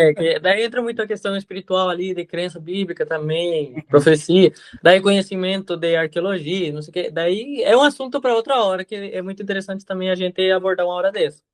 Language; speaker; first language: Portuguese; non-native, fluent; Spanish